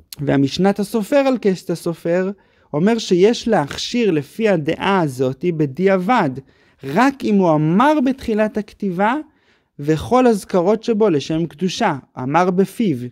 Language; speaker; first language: Hebrew; native; Hebrew